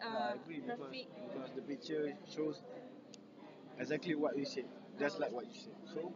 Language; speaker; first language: English; non-native, learner; Malay